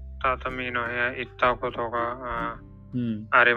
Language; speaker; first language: Japanese; non-native, learner; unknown